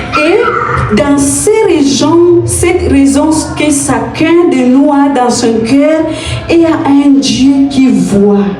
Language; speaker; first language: French; non-native, fluent; Spanish